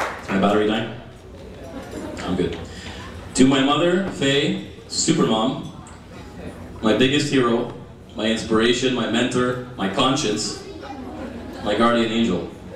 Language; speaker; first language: English; early bilingual, other home language; Greek